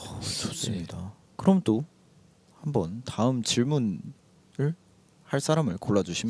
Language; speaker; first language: Korean; native; Korean